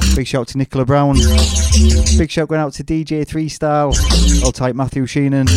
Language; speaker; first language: English; native; English